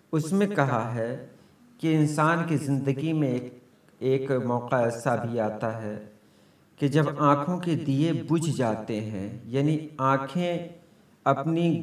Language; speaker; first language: Urdu; native; Urdu